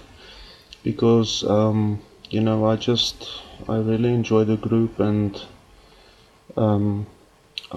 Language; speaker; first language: English; non-native, local second language; Afrikaans